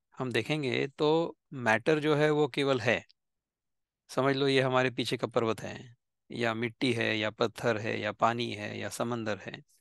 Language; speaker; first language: Hindi; non-native, local second language; Marathi